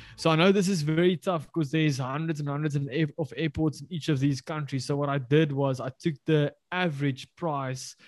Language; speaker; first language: English; non-native, local second language; Afrikaans